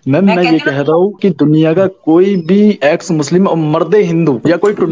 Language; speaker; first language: Hindi; native; Hindi